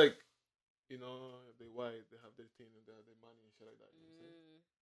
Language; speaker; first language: English; non-native, fluent; Spanish